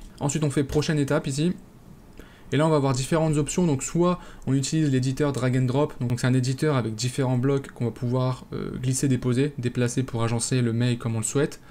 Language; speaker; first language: French; native; French